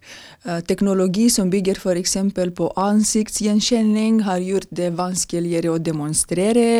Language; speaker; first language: Norwegian; non-native, fluent; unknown